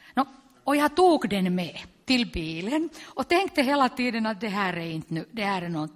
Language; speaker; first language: Swedish; non-native, local second language; Finnish